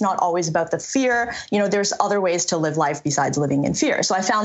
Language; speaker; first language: English; early bilingual, other home language; Chinese